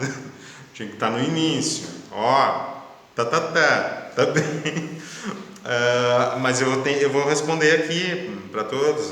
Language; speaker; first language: Portuguese; native; Portuguese